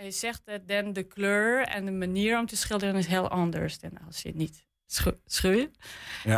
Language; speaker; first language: Dutch; non-native, learner; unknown